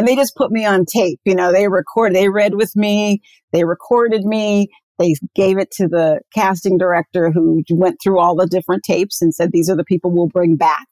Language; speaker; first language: English; native; English